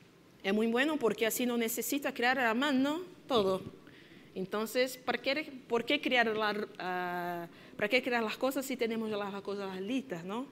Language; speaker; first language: Spanish; non-native, fluent; Portuguese